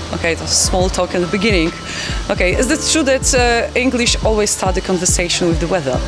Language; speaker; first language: English; non-native, fluent; Polish